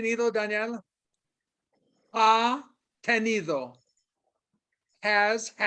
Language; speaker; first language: Spanish; non-native, fluent; English